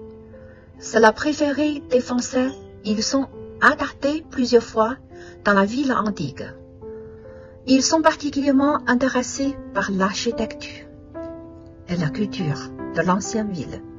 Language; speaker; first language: French; non-native, fluent; Chinese